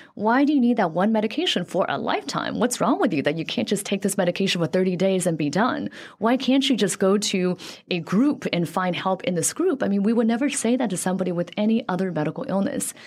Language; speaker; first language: English; early bilingual, other home language; Chinese